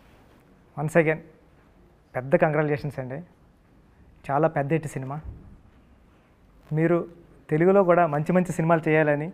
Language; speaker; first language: Telugu; native; Telugu